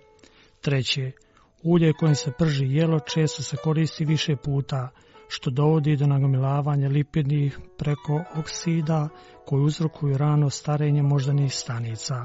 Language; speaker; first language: Croatian; native; Croatian